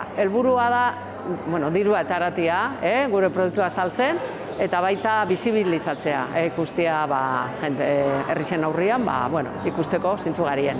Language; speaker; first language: Basque; native; Basque